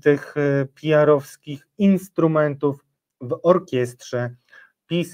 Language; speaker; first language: Polish; native; Polish